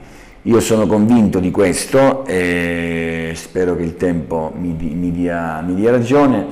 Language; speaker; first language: Italian; native; Italian